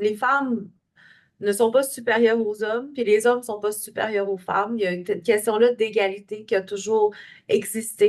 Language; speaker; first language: French; native; French